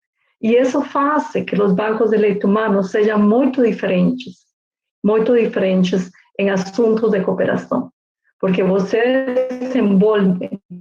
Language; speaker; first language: Portuguese; non-native, learner; Spanish